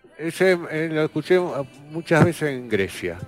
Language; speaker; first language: Spanish; native; Spanish